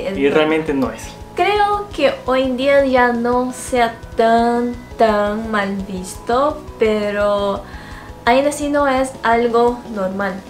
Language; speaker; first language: Spanish; non-native, fluent; Portuguese